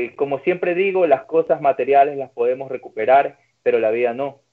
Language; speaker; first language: Spanish; native; Spanish